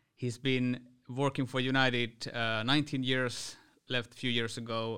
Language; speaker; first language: English; non-native, fluent; Finnish